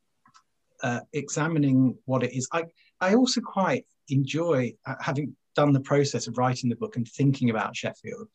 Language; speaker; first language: English; native; English